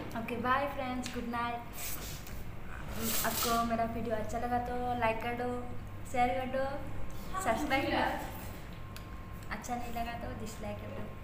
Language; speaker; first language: Hindi; non-native, local second language; Bodo